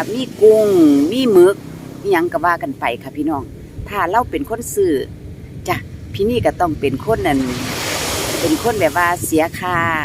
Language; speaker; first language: Thai; non-native, local second language; Northeastern Thai